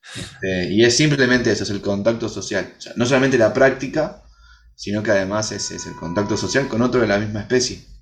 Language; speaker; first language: Spanish; native; Spanish